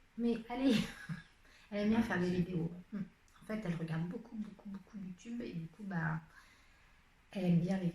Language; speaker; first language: French; native; French